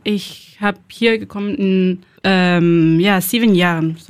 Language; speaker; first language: German; non-native, learner; Spanish